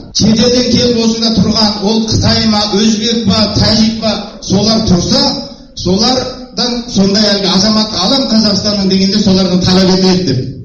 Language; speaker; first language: Kazakh; early bilingual, heritage; Kazakh